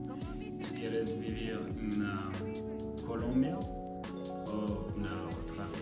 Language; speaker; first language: Spanish; non-native, learner; French